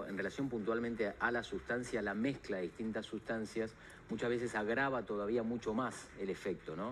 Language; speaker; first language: Spanish; native; Spanish